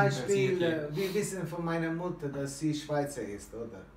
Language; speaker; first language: German; non-native, fluent; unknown